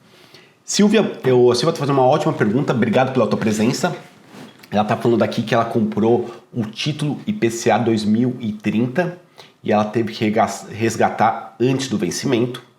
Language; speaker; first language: Portuguese; native; Portuguese